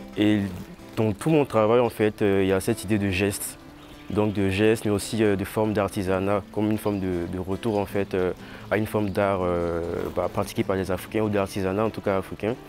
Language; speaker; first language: French; native; French